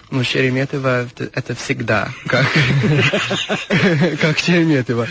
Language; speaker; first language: Russian; non-native, learner; English